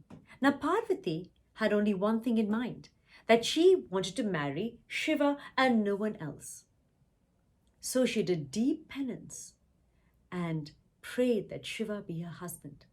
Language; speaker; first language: English; non-native, local second language; Tamil